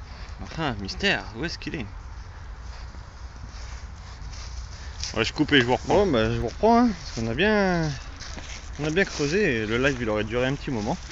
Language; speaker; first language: French; native; French